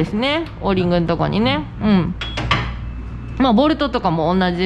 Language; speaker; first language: Japanese; native; Japanese